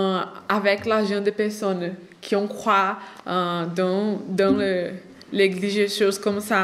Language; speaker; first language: French; non-native, fluent; Portuguese